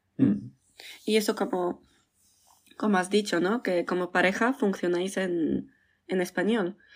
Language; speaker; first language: Spanish; non-native, fluent; Polish